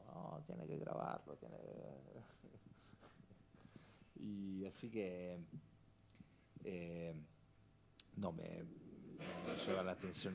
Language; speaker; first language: Spanish; non-native, fluent; Italian